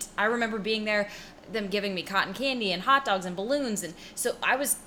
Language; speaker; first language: English; native; English